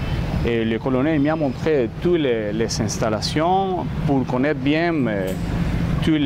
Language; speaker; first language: French; non-native, learner; Spanish